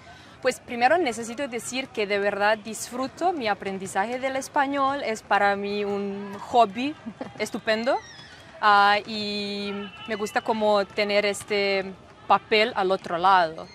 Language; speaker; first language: Spanish; non-native, fluent; Serbian